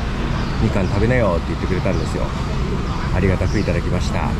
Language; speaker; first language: Japanese; native; Japanese